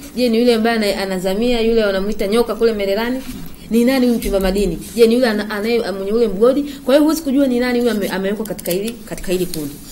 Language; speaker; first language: Swahili; native; Swahili